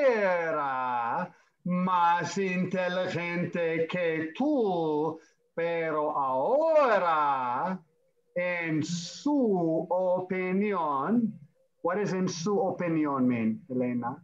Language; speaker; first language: Spanish; non-native, fluent; English